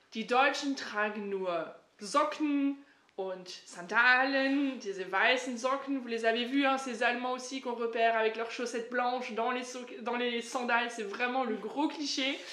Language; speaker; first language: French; native; French